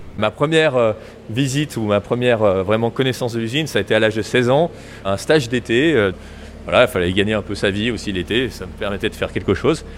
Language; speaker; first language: French; native; French